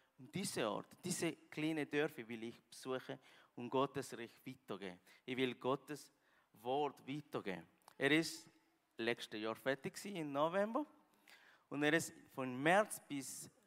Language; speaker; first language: German; non-native, learner; Spanish